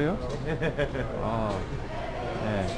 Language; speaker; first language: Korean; non-native, learner; English